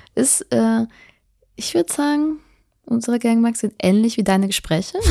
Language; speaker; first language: German; non-native, fluent; Spanish